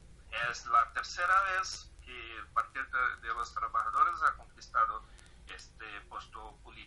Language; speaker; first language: Spanish; non-native, fluent; Portuguese